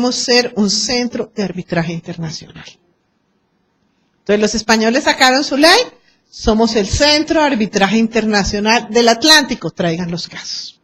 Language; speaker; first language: Spanish; native; Spanish